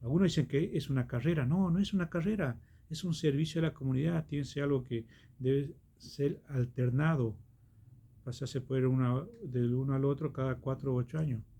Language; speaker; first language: Spanish; native; Spanish